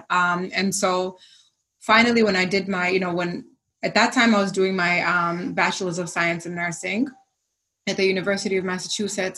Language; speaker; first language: English; non-native, local second language; Swahili